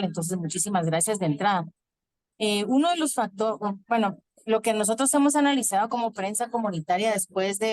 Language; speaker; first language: Spanish; native; Spanish